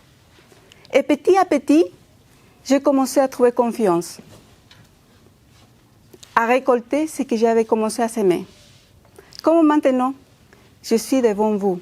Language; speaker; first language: French; non-native, fluent; Spanish